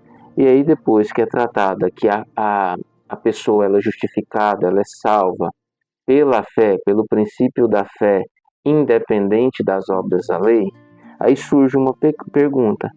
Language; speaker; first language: Portuguese; native; Portuguese